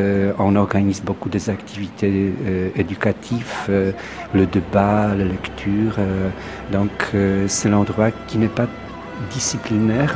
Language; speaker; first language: French; non-native, fluent; Polish